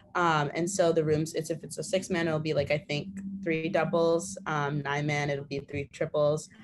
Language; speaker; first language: English; native; English